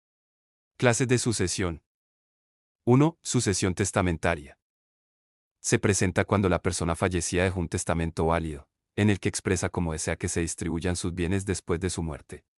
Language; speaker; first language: Spanish; native; Spanish